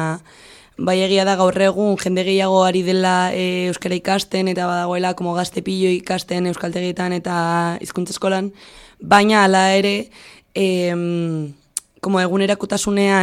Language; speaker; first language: Basque; non-native, local second language; Spanish